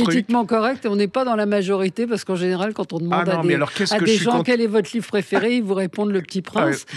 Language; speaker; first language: French; native; French